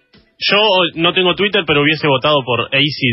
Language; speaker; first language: Spanish; native; Spanish